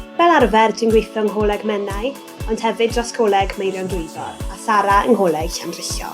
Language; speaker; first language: Welsh; native; Welsh